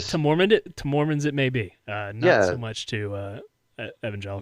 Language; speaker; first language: English; native; English